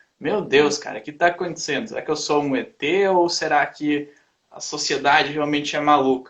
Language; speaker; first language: Portuguese; native; Portuguese